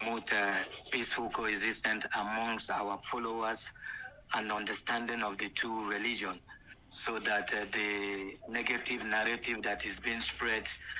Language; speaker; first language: English; non-native, local second language; Hausa